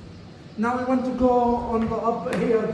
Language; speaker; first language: English; non-native, learner; Arabic